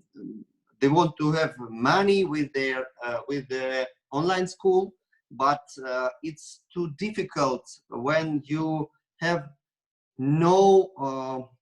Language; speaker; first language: English; non-native, learner; Russian